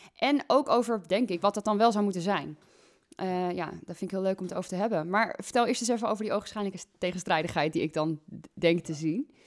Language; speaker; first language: Dutch; native; Dutch